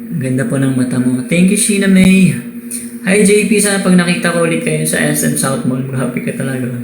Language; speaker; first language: Filipino; non-native, local second language; Waray